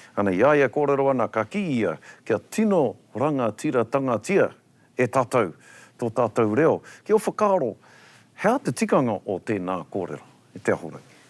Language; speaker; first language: Māori; non-native, local second language; English